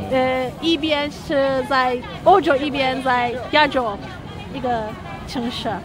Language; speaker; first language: Chinese; non-native, learner; Turkish